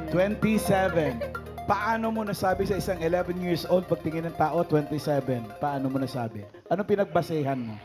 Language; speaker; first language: Filipino; native; Filipino